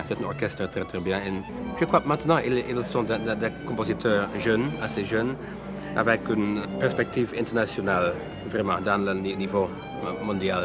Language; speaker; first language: French; non-native, learner; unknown